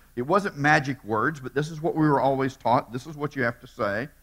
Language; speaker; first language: English; native; English